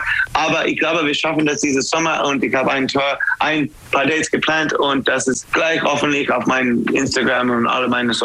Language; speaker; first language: German; non-native, fluent; English